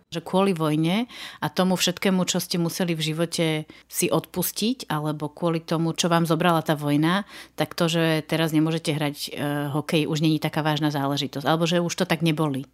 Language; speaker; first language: Slovak; native; Slovak